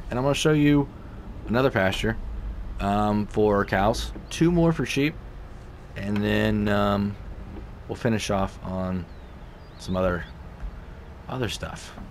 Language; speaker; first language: English; native; English